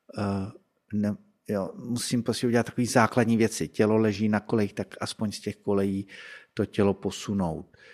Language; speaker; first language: Czech; native; Czech